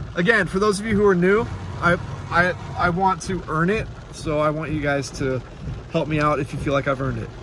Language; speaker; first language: English; native; English